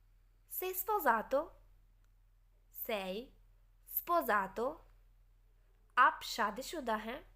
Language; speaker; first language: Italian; non-native, fluent; Urdu